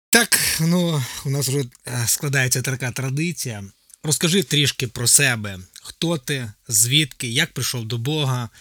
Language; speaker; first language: Ukrainian; native; Ukrainian